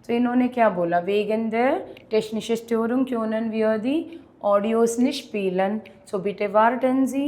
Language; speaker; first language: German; non-native, learner; Hindi